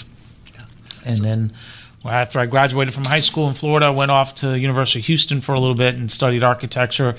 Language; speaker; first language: English; native; English